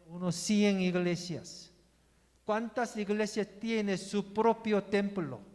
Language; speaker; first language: Spanish; non-native, learner; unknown